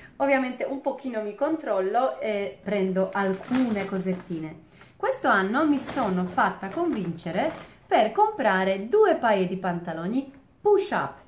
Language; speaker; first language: Italian; non-native, fluent; Polish